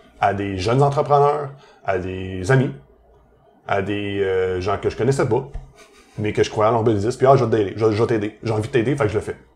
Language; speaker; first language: French; native; French